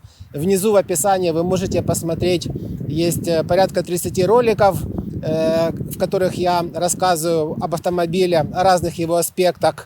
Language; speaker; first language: Russian; native; Russian